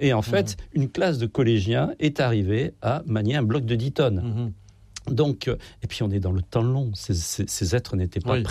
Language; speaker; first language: French; native; French